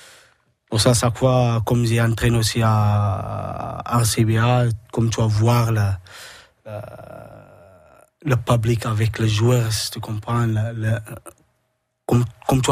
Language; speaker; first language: French; non-native, learner; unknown